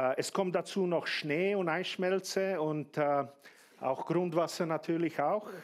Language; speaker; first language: German; non-native, fluent; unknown